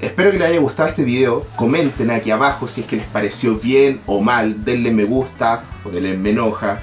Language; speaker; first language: Spanish; native; Spanish